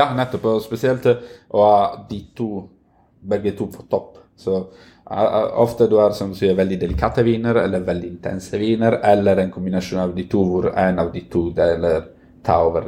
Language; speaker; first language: Norwegian; non-native, fluent; Italian